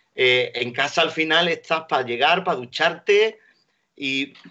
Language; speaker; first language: Spanish; native; Spanish